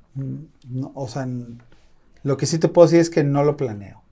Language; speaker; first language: Spanish; native; Spanish